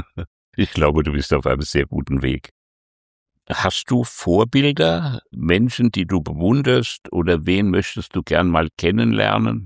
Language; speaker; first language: German; native; German